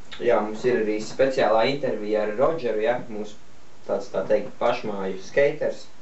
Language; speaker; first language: Latvian; native; Latvian